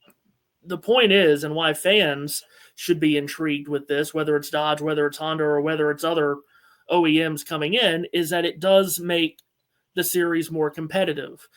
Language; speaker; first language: English; native; English